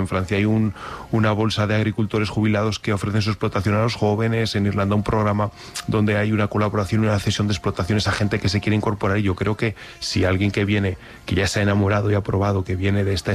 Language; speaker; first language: Spanish; native; Spanish